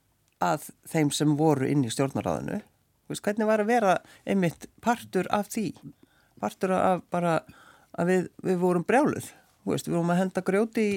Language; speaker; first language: Icelandic; native; Icelandic